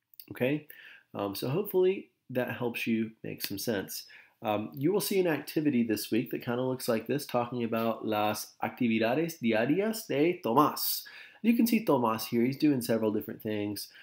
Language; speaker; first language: English; native; English